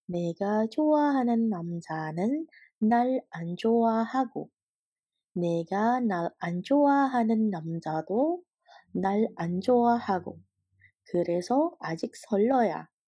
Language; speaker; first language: Korean; non-native, fluent; Indonesian